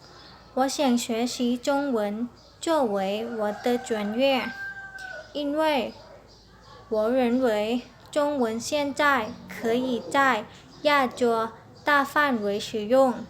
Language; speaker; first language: Chinese; non-native, learner; Lao